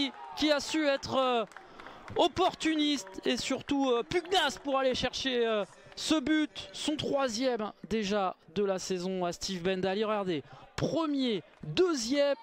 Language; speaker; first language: French; native; French